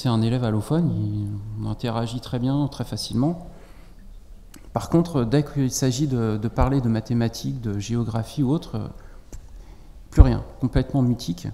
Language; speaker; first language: French; native; French